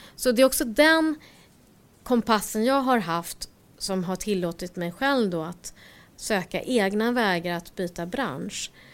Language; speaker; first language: Swedish; early bilingual, other home language; Korean